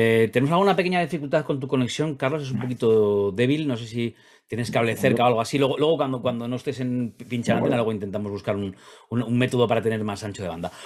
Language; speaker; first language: Spanish; native; Spanish